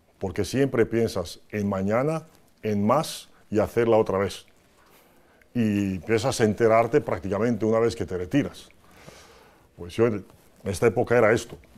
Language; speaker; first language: Spanish; non-native, fluent; Croatian